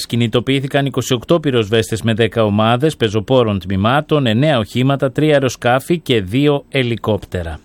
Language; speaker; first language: Greek; native; Greek